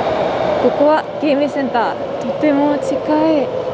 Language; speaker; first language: Japanese; non-native, learner; Dutch